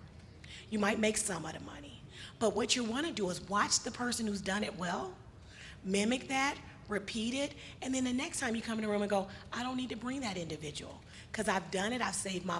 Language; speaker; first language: English; native; English